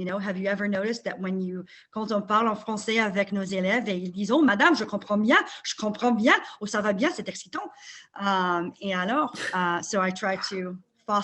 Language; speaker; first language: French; non-native, fluent; English